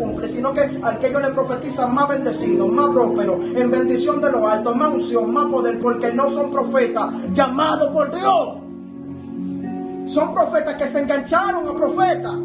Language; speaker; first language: Spanish; native; Spanish